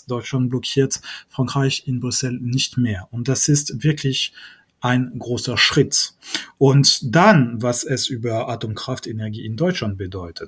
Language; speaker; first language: German; non-native, fluent; French